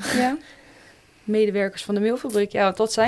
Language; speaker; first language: Dutch; native; Dutch